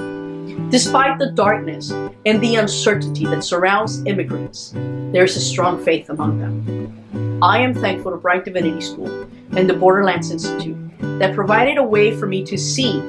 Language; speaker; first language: English; non-native, local second language; Spanish